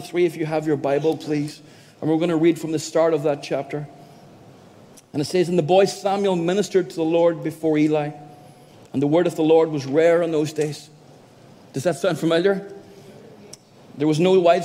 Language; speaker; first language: English; native; English